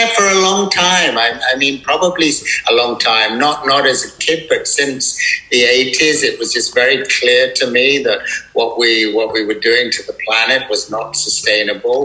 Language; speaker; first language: English; native; English